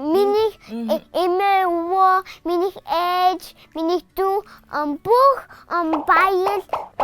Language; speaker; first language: Mongolian; early bilingual, heritage; Mongolian